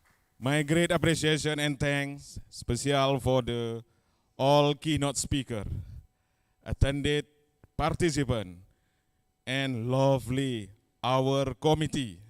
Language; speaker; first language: English; non-native, learner; Indonesian